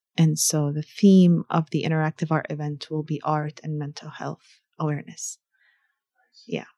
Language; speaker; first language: English; early bilingual, other home language; Arabic